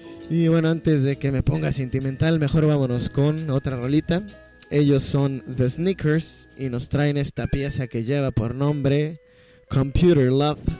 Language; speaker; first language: Spanish; native; Spanish